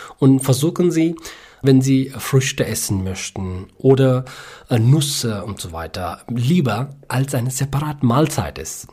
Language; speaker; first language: German; non-native, learner; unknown